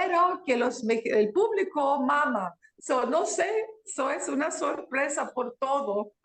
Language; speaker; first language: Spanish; non-native, learner; Greek